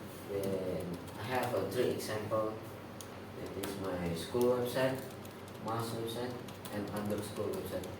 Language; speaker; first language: English; non-native, learner; Indonesian